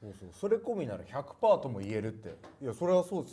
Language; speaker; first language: Japanese; native; Japanese